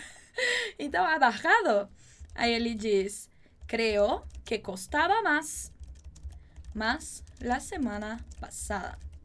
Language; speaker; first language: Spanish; non-native, fluent; Portuguese